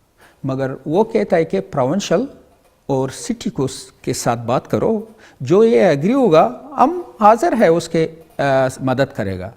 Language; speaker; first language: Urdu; non-native, learner; Pashto